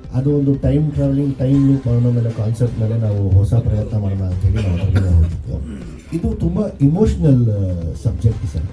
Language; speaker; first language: Kannada; non-native, local second language; Urdu